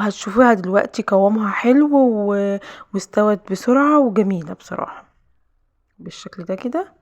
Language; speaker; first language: Arabic; native; Arabic